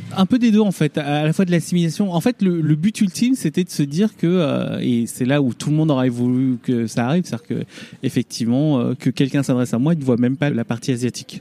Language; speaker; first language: French; early bilingual, other home language; Vietnamese